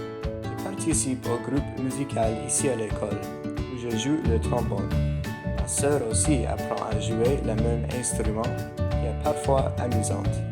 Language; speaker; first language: French; non-native, learner; English